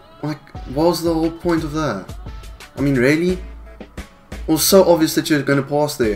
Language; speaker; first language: English; native; English